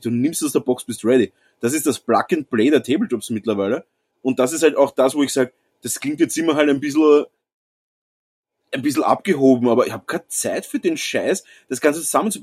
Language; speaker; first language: German; native; German